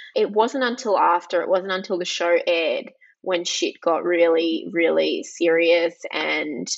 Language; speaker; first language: English; early bilingual, other home language; Greek